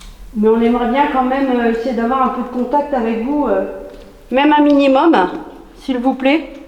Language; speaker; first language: French; native; French